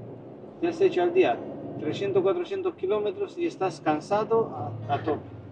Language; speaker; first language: Spanish; native; Spanish